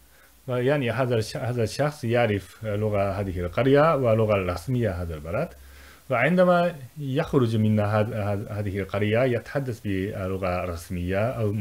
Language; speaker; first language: Arabic; non-native, fluent; Japanese